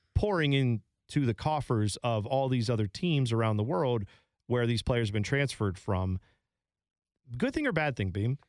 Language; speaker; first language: English; native; English